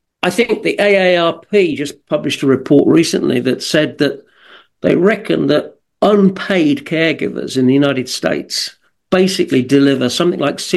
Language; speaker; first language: English; native; English